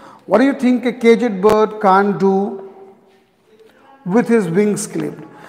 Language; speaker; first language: English; non-native, local second language; Hindi